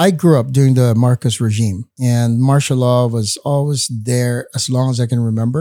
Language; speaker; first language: English; non-native, local second language; Hiligaynon